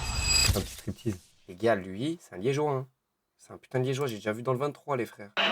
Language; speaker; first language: French; native; French